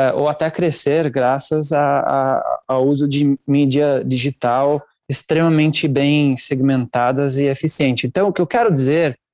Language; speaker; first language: Portuguese; non-native, fluent; Italian